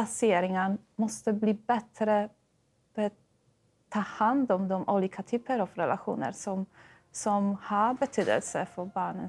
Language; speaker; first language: Swedish; non-native, fluent; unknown